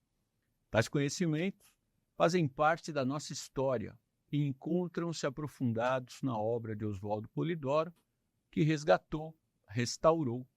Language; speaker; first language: Portuguese; native; Portuguese